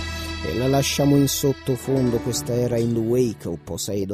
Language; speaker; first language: Italian; native; Italian